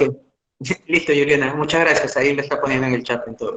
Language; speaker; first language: Spanish; native; Spanish